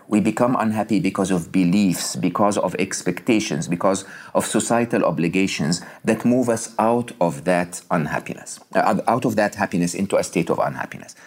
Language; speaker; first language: English; non-native, fluent; Arabic